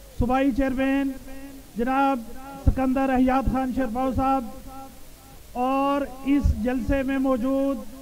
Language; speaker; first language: Urdu; non-native, local second language; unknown